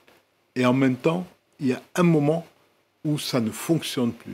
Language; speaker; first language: French; non-native, local second language; Arabic